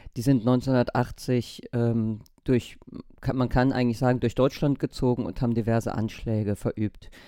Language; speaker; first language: German; native; German